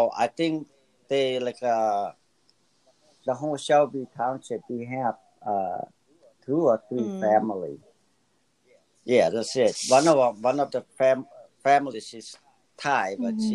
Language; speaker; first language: English; early bilingual, other home language; Lao